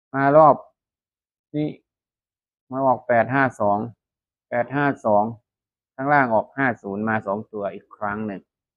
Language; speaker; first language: Thai; native; Thai